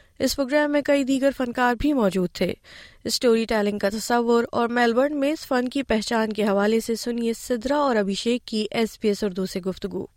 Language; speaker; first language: Urdu; native; Urdu